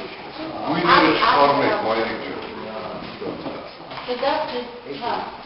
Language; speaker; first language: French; non-native, learner; Armenian